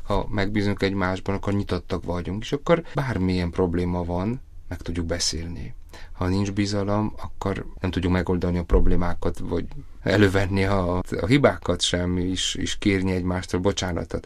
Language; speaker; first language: Hungarian; non-native, fluent; Polish